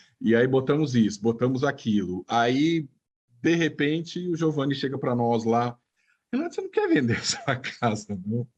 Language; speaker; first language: Portuguese; native; Portuguese